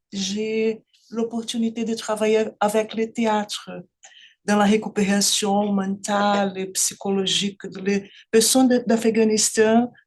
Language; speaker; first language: French; non-native, fluent; Portuguese